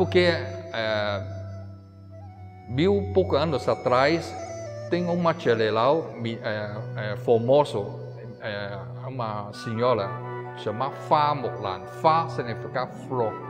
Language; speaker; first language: Portuguese; non-native, learner; Chinese